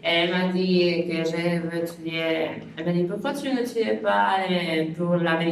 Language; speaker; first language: French; non-native, learner; Spanish